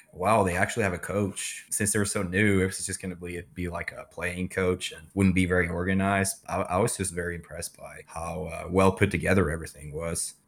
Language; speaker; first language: English; non-native, fluent; Swedish